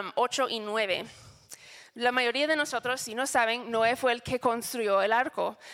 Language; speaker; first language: Spanish; non-native, fluent; English